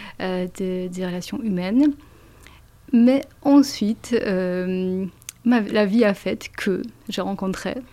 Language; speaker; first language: French; non-native, fluent; Polish